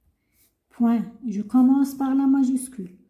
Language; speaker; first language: French; non-native, local second language; Arabic